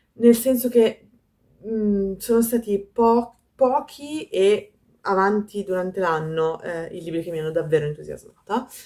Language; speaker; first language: Italian; native; Italian